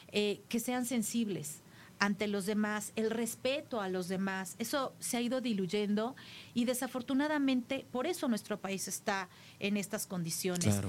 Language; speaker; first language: Spanish; native; Spanish